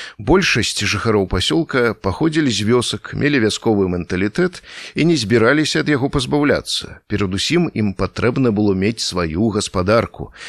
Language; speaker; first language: Belarusian; native; Belarusian